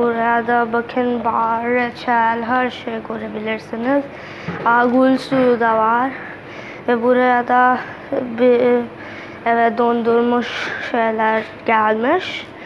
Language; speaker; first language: Turkish; non-native, learner; Urdu